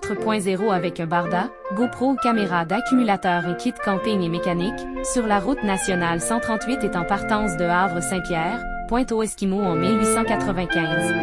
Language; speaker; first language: French; native; French